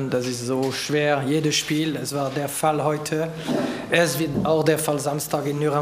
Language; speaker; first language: German; non-native, local second language; French